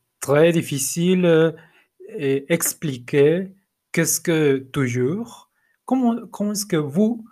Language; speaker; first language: French; non-native, learner; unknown